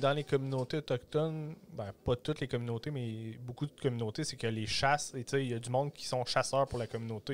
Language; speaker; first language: French; native; French